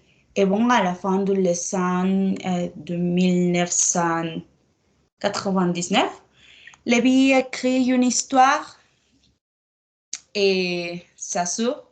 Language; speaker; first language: French; non-native, learner; Spanish